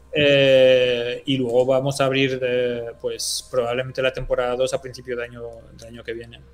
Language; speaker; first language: Spanish; early bilingual, other home language; French